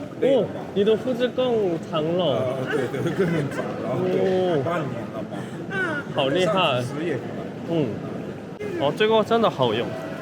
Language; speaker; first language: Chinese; non-native, fluent; Korean